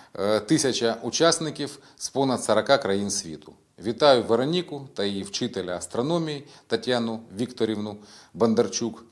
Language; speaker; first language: Ukrainian; non-native, local second language; Russian